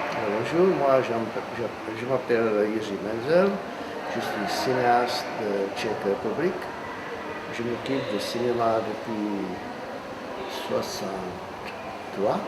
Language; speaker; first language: French; non-native, fluent; Czech